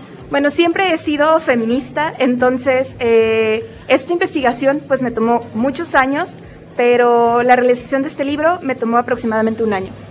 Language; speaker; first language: Spanish; native; Spanish